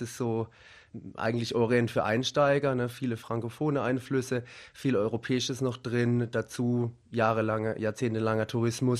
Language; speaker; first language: German; native; German